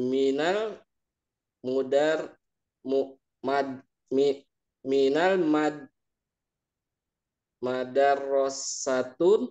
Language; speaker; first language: Arabic; non-native, learner; Indonesian